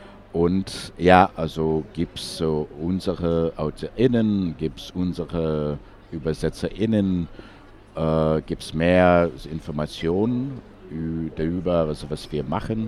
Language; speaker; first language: German; non-native, fluent; English